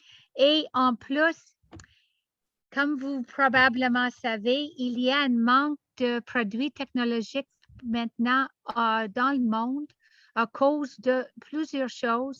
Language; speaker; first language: French; non-native, learner; English